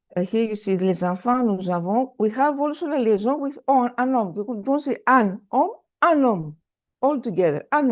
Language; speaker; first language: French; non-native, fluent; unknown